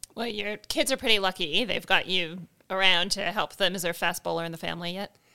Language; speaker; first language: English; native; English